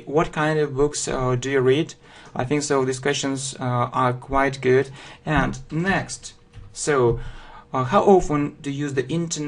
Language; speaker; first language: English; non-native, fluent; Russian